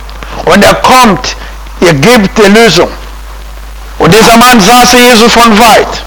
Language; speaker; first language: German; non-native, fluent; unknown